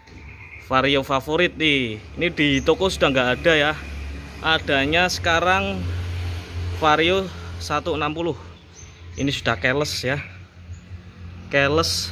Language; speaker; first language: Indonesian; native; Indonesian